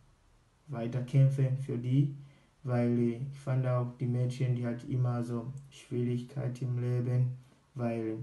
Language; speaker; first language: German; non-native, learner; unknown